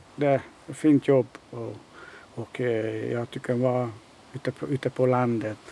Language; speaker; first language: Swedish; non-native, learner; Hungarian